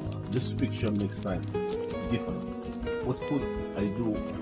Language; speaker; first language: English; non-native, learner; Arabic